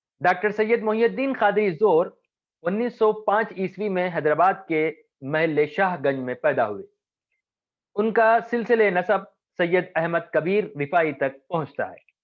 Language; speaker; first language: Urdu; native; Urdu